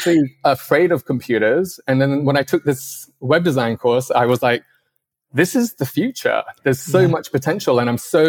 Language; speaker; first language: English; non-native, local second language; Cantonese